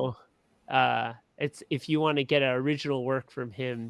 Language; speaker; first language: English; native; English